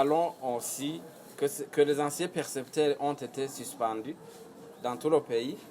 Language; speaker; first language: French; non-native, local second language; Rundi